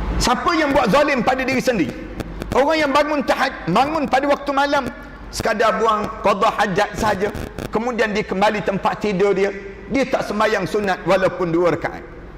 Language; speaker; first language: Malay; native; Malay